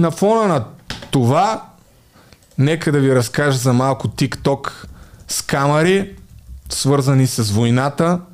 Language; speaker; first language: Bulgarian; native; Bulgarian